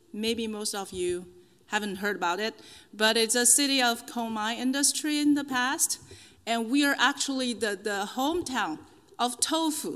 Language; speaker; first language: English; non-native, fluent; Chinese